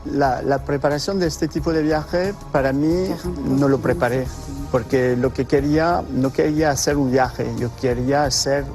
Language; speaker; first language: Spanish; non-native, fluent; French